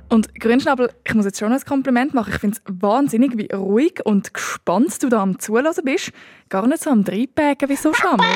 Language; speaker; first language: German; native; German